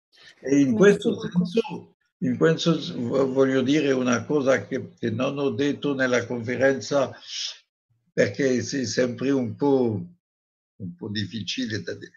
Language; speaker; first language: Italian; non-native, fluent; French